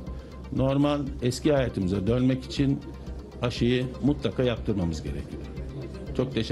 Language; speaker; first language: Turkish; native; Turkish